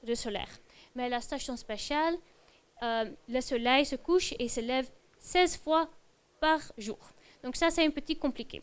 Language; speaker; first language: French; non-native, fluent; Dutch